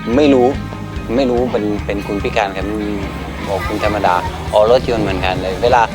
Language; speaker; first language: Thai; non-native, learner; French